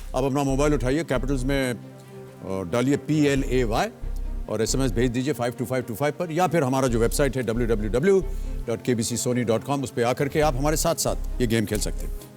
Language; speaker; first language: Hindi; native; Hindi